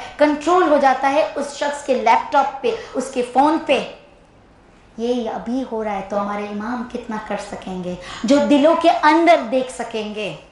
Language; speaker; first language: Urdu; early bilingual, heritage; Urdu